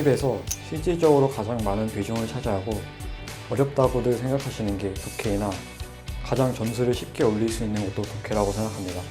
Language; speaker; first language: Korean; native; Korean